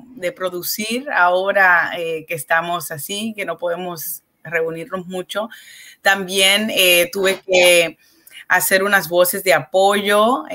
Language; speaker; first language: Spanish; early bilingual, heritage; Spanish